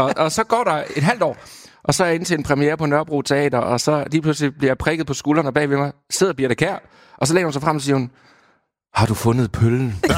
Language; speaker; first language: Danish; native; Danish